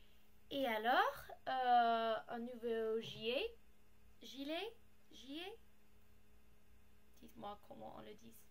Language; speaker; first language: French; non-native, learner; English